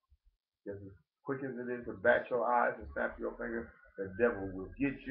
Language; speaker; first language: English; native; English